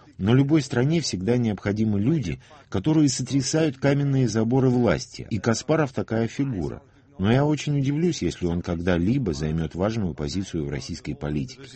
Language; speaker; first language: Russian; non-native, fluent; German